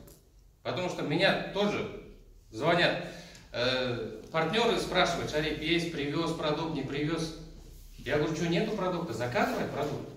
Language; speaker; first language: Russian; non-native, local second language; Kazakh